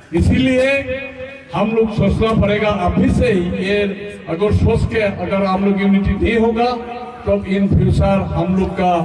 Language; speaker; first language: Hindi; non-native, local second language; Assamese